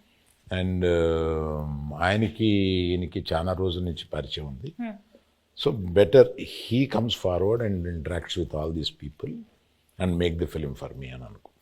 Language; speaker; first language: Telugu; native; Telugu